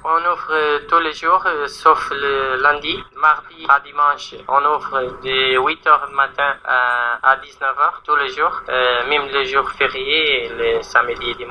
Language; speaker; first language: French; non-native, learner; Portuguese